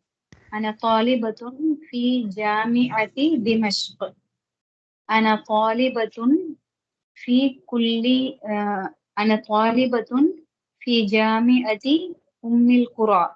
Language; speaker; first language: Arabic; non-native, learner; Tamil